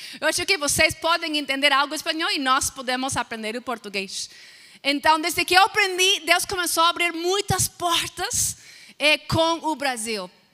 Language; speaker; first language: Portuguese; non-native, fluent; English